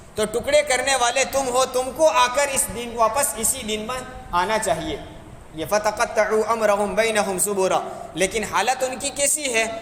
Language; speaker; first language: Urdu; native; Urdu